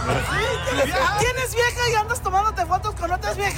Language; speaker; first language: Spanish; early bilingual, heritage; Spanish